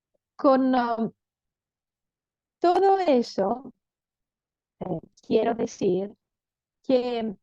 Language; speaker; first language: Spanish; non-native, fluent; Greek